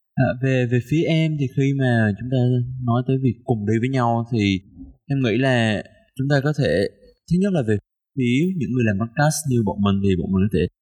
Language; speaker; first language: Vietnamese; native; Vietnamese